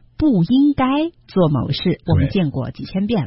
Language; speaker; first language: Chinese; native; Chinese